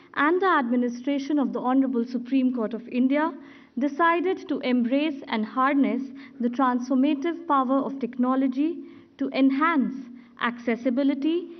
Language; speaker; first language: English; non-native, local second language; Hindi